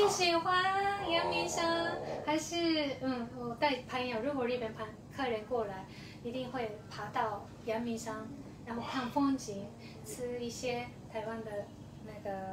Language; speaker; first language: Chinese; non-native, fluent; Japanese